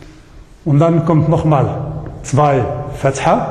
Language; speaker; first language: German; non-native, learner; Arabic